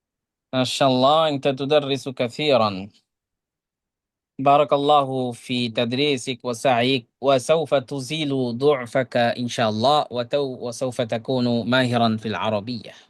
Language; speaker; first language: Arabic; non-native, fluent; Bangla